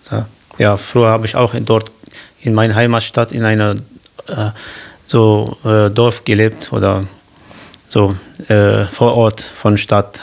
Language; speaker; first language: German; non-native, learner; Arabic